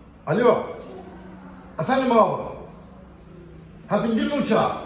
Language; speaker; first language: Turkish; native; Turkish